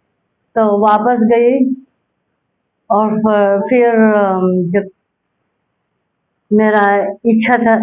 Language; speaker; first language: Hindi; early bilingual, heritage; Hindi